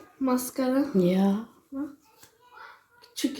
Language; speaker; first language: Turkish; early bilingual, heritage; Turkish